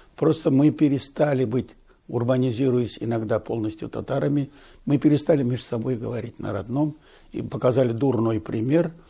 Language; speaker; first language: Russian; non-native, local second language; Tatar